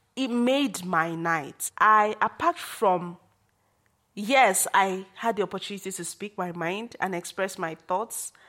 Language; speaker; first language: English; non-native, local second language; Igbo